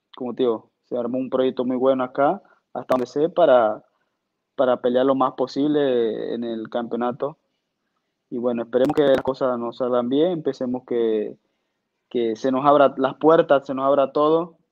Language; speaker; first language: Spanish; native; Spanish